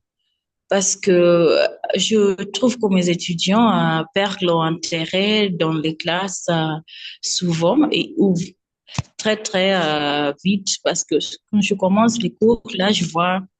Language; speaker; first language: French; non-native, fluent; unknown